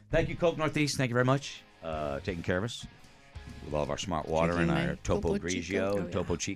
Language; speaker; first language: English; native; English